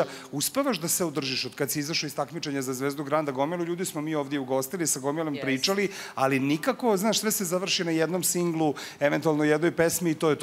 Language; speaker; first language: Serbian; native; Serbian